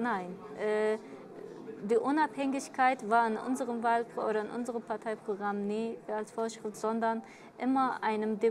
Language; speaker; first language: German; early bilingual, other home language; Kurdish